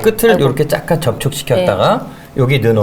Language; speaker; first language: Korean; native; Korean